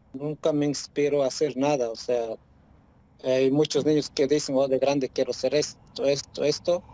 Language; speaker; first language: Spanish; native; Spanish